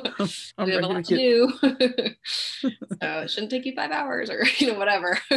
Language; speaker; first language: English; native; English